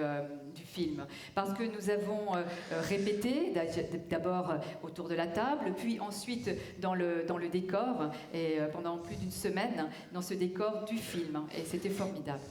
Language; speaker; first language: French; native; French